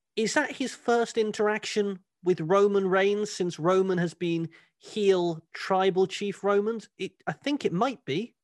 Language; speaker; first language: English; native; English